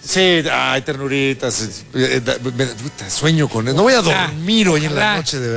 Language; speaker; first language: Spanish; native; Spanish